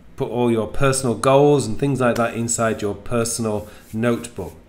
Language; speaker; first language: English; native; English